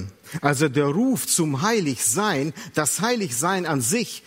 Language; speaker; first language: German; native; German